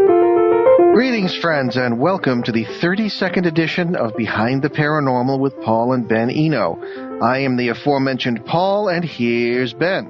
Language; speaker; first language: English; native; English